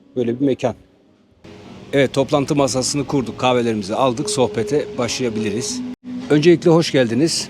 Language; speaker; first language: Turkish; native; Turkish